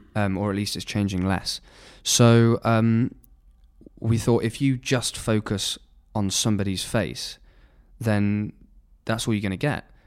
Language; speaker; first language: English; native; English